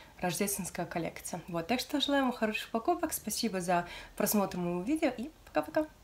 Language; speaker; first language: Russian; native; Russian